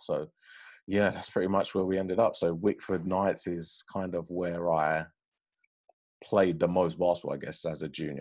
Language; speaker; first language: English; native; English